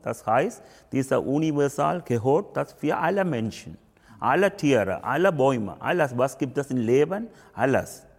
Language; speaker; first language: German; non-native, learner; Tamil